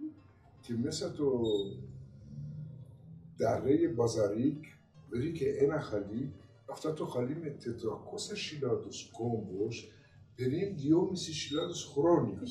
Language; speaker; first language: Greek; non-native, learner; Persian